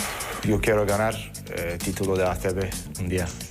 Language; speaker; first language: Spanish; non-native, learner; Turkish